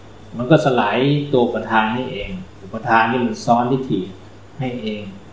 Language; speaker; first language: Thai; native; Thai